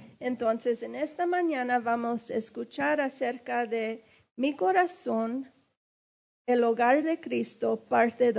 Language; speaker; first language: Spanish; early bilingual, heritage; English